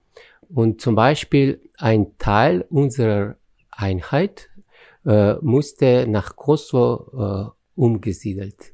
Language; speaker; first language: German; non-native, fluent; Slovenian